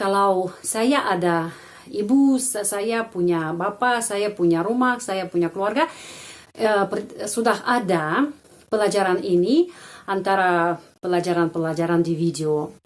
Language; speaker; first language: Indonesian; non-native, fluent; Russian